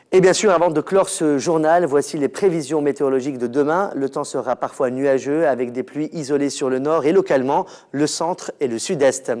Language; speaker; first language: French; non-native, local second language; Arabic